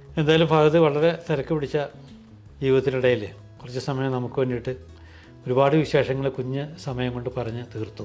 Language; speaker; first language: Malayalam; native; Malayalam